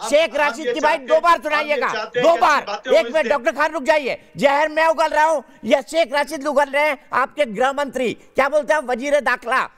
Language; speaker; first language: Hindi; native; Hindi